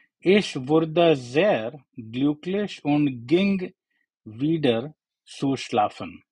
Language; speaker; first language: German; non-native, learner; English